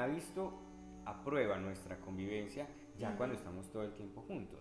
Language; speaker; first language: Spanish; native; Spanish